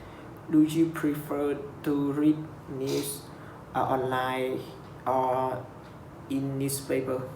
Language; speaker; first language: English; non-native, learner; Vietnamese